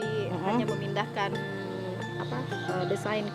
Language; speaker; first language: Indonesian; native; Indonesian